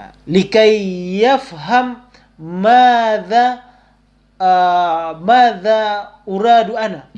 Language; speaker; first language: Arabic; non-native, fluent; Indonesian